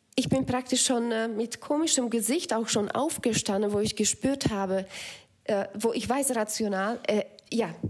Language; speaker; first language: German; non-native, fluent; Slovak